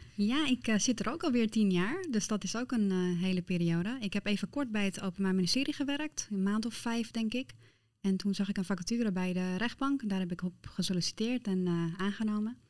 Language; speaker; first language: Dutch; early bilingual, other home language; Persian